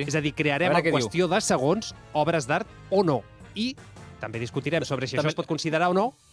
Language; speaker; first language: Catalan; native; Catalan